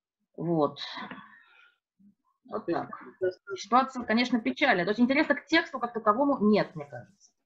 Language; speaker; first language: Russian; native; Russian